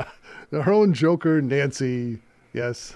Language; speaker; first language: English; native; English